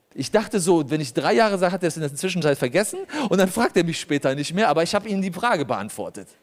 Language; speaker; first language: German; early bilingual, other home language; Polish